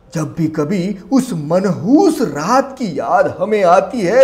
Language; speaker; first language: Hindi; non-native, local second language; Marathi